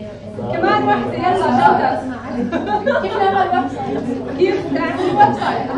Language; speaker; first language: Arabic; native; Arabic